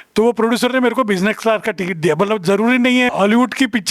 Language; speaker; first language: Hindi; non-native, local second language; Marathi